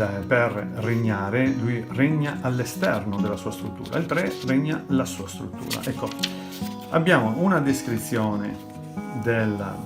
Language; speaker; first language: Italian; native; Italian